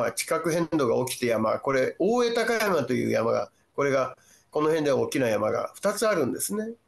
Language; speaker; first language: Japanese; native; Japanese